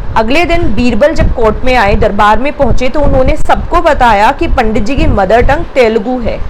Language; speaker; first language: Hindi; native; Hindi